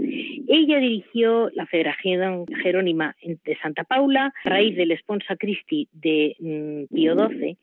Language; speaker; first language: Spanish; native; Spanish